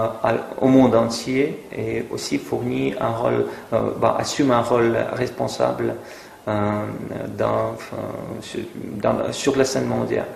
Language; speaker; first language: French; non-native, fluent; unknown